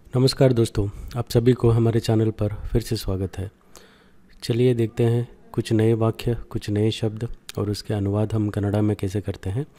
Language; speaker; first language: Hindi; non-native, local second language; Kannada